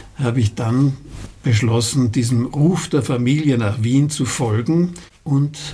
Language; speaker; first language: German; native; German